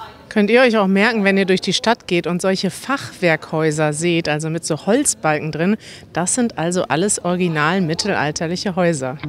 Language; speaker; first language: German; native; German